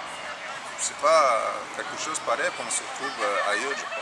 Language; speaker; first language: French; non-native, learner; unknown